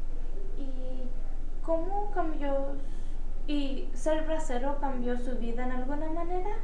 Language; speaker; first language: Spanish; early bilingual, heritage; Spanish